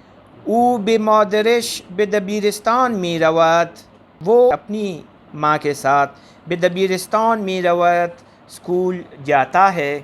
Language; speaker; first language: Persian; non-native, fluent; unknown